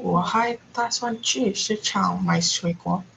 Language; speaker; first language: Chinese; non-native, learner; Indonesian